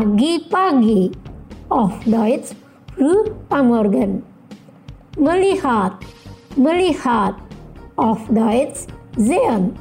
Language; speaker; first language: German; non-native, fluent; Indonesian